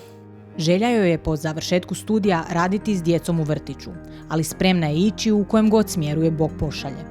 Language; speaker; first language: Croatian; native; Croatian